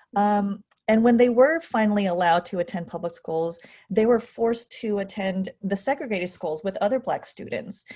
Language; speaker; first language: English; native; English